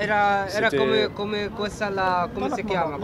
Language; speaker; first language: Italian; non-native, learner; Arabic